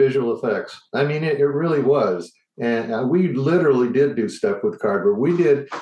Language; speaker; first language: English; native; English